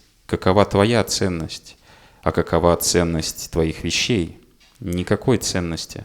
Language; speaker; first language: Russian; native; Russian